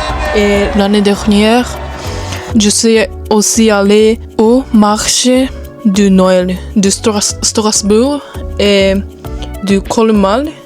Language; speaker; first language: French; non-native, learner; Japanese